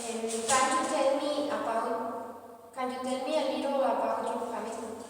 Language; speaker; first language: English; non-native, learner; Spanish